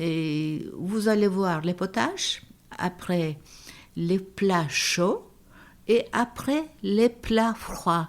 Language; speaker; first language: French; non-native, fluent; Turkish